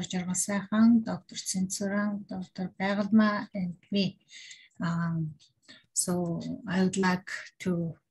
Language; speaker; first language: English; non-native, learner; Mongolian